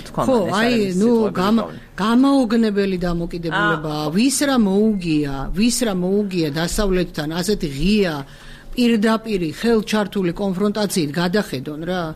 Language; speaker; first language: Georgian; native; Georgian